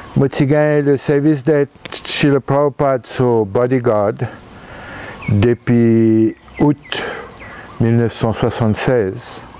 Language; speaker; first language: French; non-native, local second language; Morisyen